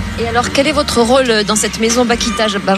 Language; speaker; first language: French; native; French